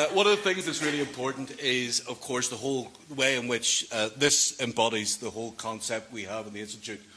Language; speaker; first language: English; native; English